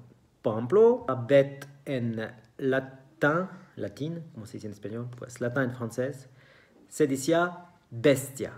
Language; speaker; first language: Spanish; non-native, fluent; French